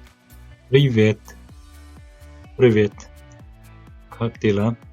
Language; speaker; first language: Russian; non-native, fluent; Turkmen